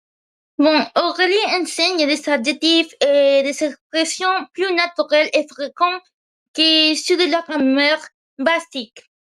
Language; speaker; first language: French; non-native, learner; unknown